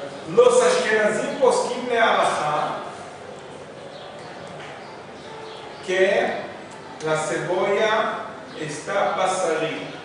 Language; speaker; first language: Spanish; non-native, fluent; Portuguese